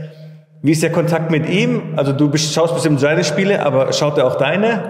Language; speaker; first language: German; native; German